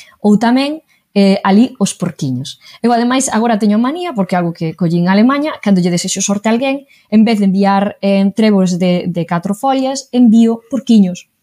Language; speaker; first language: Galician; native; Galician